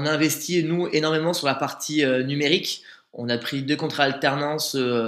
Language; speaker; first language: French; native; French